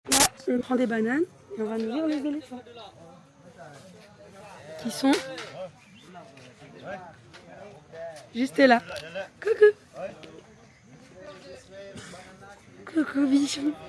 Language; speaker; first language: French; native; French